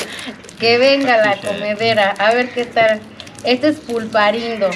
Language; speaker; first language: Spanish; native; Spanish